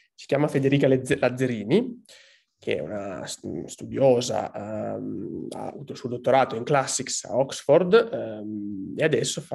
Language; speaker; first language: Italian; native; Italian